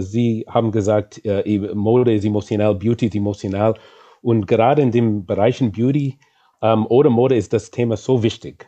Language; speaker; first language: German; non-native, fluent; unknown